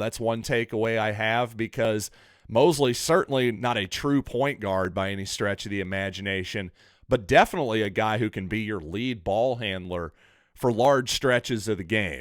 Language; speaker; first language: English; native; English